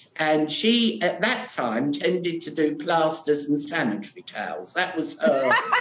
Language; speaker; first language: English; non-native, local second language; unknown